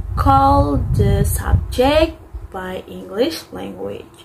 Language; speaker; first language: English; non-native, learner; Indonesian